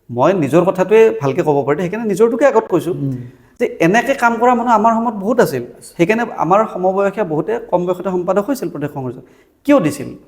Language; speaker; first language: Assamese; native; Assamese